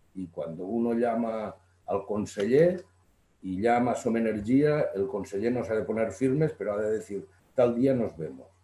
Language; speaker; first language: Spanish; native; Spanish